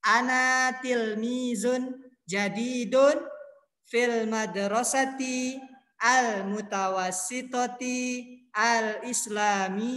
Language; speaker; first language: Arabic; non-native, fluent; Indonesian